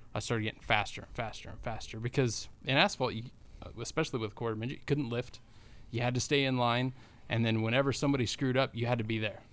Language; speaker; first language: English; native; English